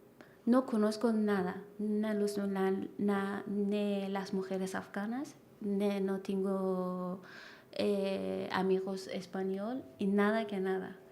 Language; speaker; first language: Spanish; non-native, learner; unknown